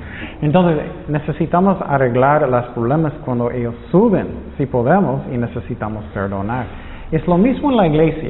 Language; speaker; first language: Spanish; non-native, fluent; English